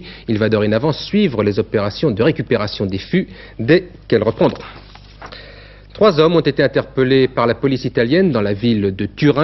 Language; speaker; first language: French; native; French